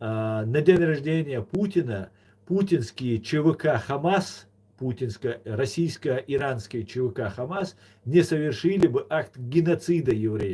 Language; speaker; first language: Russian; non-native, local second language; Chechen